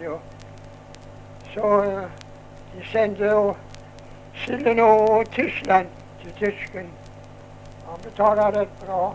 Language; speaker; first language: Swedish; native; Swedish